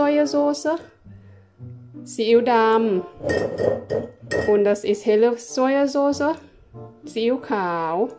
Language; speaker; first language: German; non-native, fluent; Thai